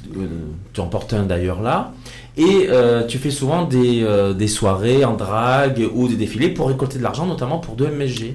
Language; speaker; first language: French; native; French